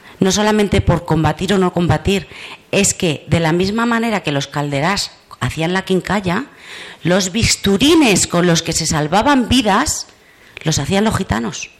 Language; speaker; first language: Spanish; native; Spanish